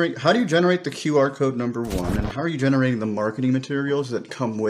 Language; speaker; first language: English; native; English